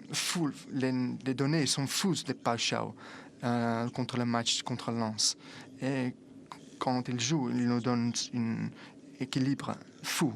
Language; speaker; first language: French; non-native, fluent; Italian